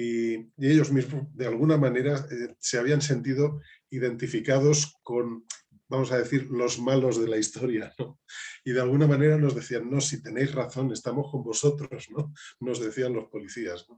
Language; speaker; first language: Spanish; native; Spanish